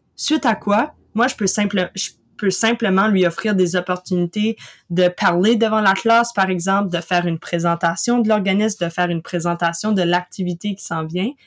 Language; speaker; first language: French; native; French